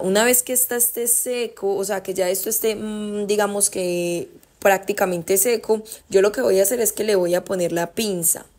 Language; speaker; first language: Spanish; native; Spanish